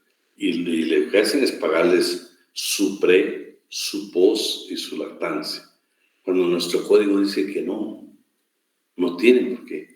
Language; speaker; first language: Spanish; native; Spanish